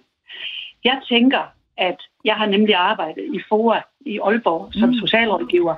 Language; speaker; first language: Danish; native; Danish